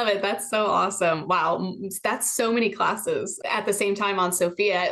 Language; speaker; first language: English; native; English